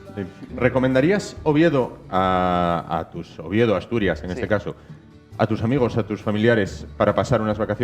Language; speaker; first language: Spanish; native; Spanish